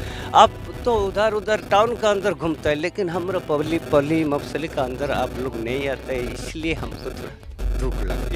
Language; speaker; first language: Hindi; non-native, local second language; Odia